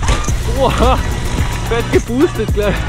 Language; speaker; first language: German; native; German